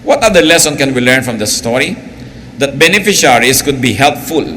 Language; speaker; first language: English; non-native, local second language; Filipino